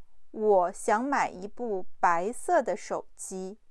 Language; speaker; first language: Chinese; non-native, fluent; Urdu